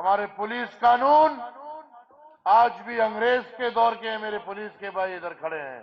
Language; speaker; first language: Urdu; non-native, local second language; Pashto